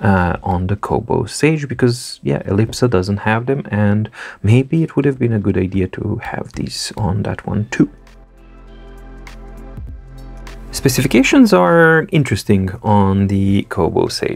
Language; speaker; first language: English; non-native, fluent; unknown